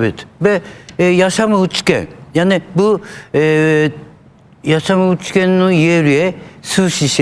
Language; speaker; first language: Turkish; non-native, learner; Japanese